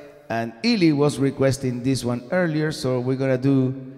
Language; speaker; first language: English; non-native, fluent; Spanish